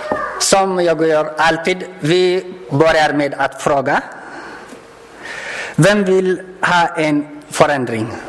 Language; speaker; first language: Swedish; non-native, learner; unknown